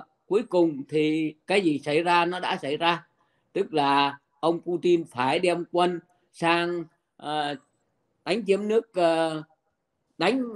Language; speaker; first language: Vietnamese; native; Vietnamese